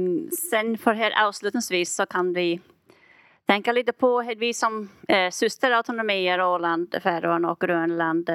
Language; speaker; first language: Danish; non-native, learner; Swedish